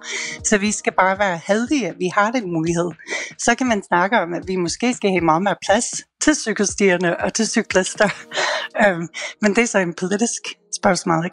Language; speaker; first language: Danish; non-native, fluent; English